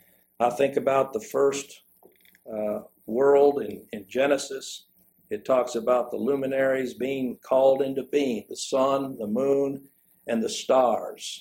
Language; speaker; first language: English; native; English